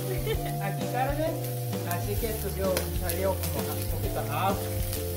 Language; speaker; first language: Spanish; non-native, learner; Korean